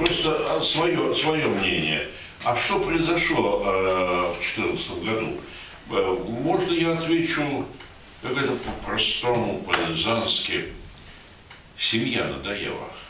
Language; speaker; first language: Russian; native; Russian